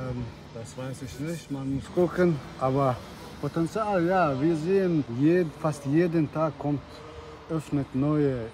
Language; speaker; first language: German; non-native, learner; Chechen